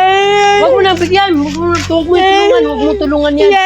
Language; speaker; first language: Filipino; non-native, local second language; Cebuano